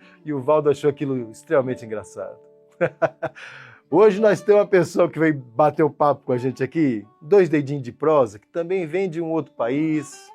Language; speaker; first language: Portuguese; native; Portuguese